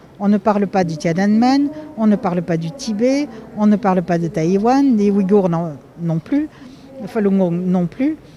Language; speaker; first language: French; native; French